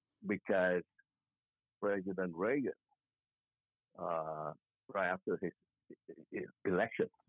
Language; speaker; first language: English; non-native, fluent; Vietnamese